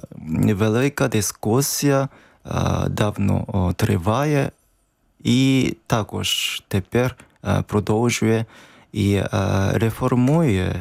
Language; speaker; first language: Ukrainian; non-native, learner; Japanese